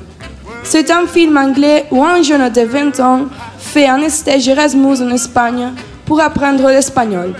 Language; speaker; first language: French; non-native, learner; Spanish